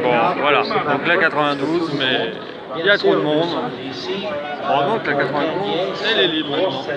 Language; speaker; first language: French; native; French